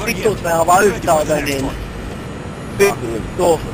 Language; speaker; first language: Finnish; native; Finnish